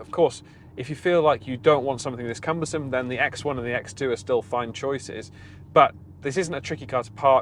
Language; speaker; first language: English; native; English